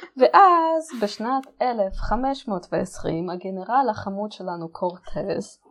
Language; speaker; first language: Hebrew; native; Hebrew